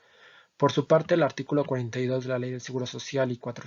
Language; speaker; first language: Spanish; native; Spanish